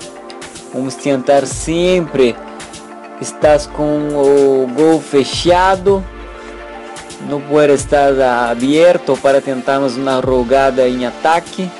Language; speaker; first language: Portuguese; non-native, learner; Spanish